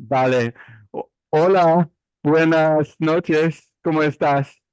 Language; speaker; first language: Spanish; non-native, learner; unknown